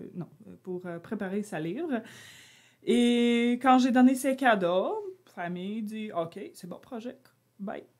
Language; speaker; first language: French; non-native, learner; Ukrainian